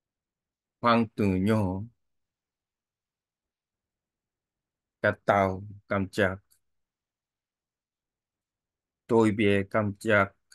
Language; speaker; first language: Vietnamese; non-native, learner; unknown